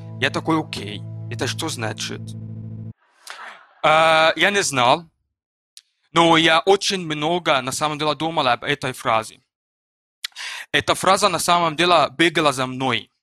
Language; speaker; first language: Russian; non-native, learner; Arabic